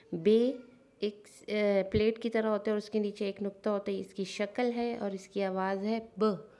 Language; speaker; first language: Urdu; native; Urdu